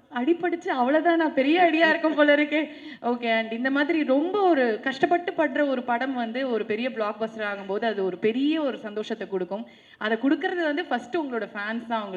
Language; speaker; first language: Tamil; native; Tamil